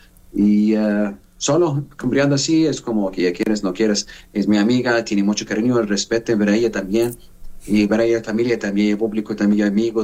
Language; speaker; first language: Spanish; non-native, learner; Arabic